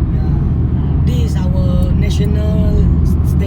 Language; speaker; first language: English; non-native, learner; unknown